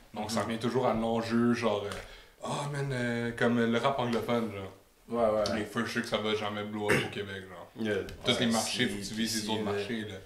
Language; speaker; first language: French; native; French